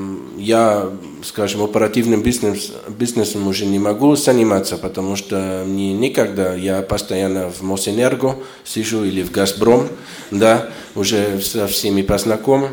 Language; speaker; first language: Russian; non-native, fluent; German